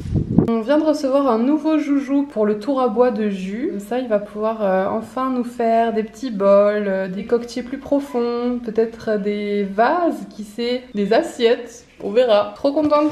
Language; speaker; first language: French; native; French